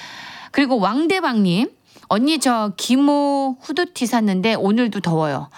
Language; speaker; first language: Korean; native; Korean